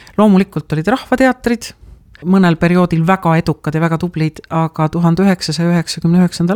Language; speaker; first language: Estonian; native; Estonian